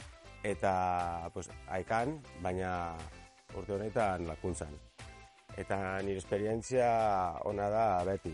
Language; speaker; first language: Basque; non-native, learner; Spanish